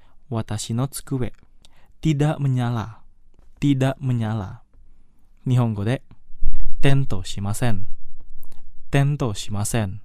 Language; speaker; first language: Japanese; non-native, fluent; Indonesian